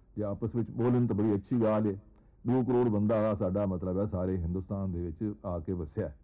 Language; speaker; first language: Punjabi; non-native, local second language; Saraiki